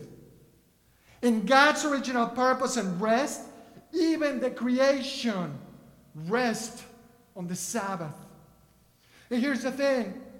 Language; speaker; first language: English; non-native, fluent; Spanish